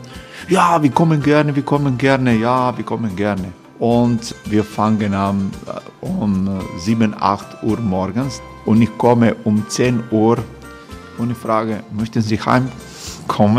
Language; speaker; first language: German; non-native, fluent; Croatian